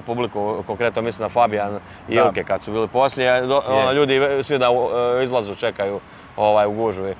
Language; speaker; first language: Serbian; native; Serbian